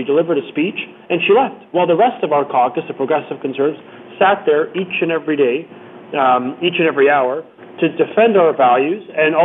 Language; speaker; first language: English; native; English